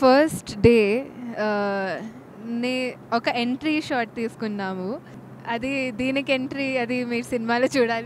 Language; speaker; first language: Telugu; non-native, fluent; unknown